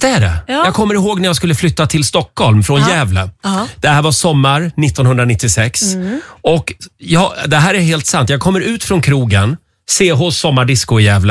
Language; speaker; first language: Swedish; native; Swedish